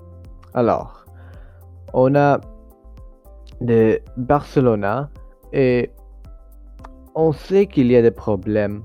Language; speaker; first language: French; non-native, learner; English